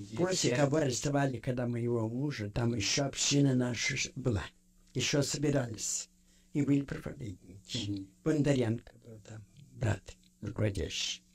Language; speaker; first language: Russian; native; Russian